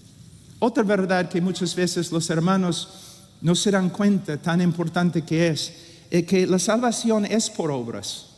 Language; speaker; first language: Spanish; non-native, fluent; English